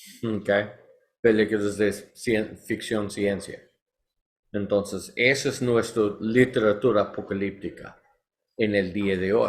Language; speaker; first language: Spanish; non-native, learner; English